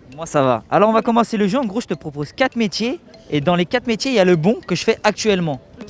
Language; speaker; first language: French; native; French